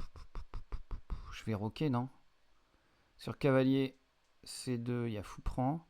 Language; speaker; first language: French; native; French